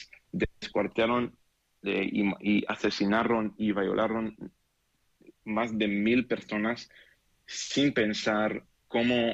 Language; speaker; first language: Spanish; non-native, learner; Hebrew